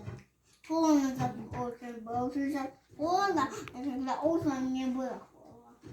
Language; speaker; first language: Russian; non-native, local second language; Chechen